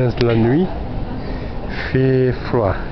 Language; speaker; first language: French; non-native, learner; Portuguese